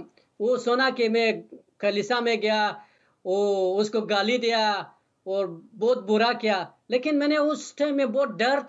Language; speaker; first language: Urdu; non-native, learner; Persian